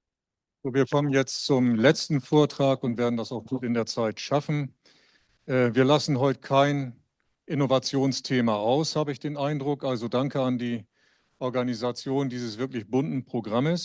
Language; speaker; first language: German; native; German